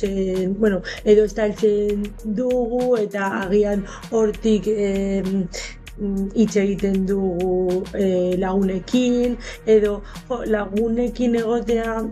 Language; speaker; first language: Basque; non-native, fluent; Spanish